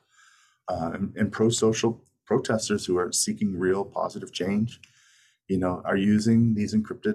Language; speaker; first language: English; native; English